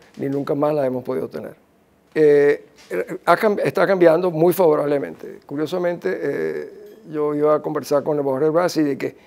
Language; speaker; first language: Spanish; native; Spanish